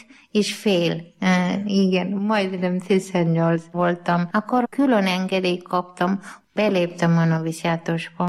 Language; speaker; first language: Hungarian; non-native, learner; Malayalam